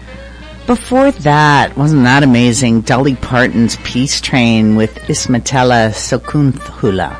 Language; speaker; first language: English; native; English